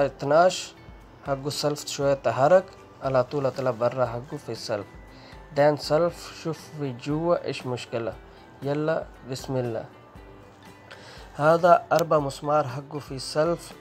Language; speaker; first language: Arabic; non-native, learner; Urdu